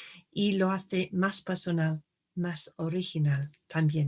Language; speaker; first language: Spanish; non-native, fluent; English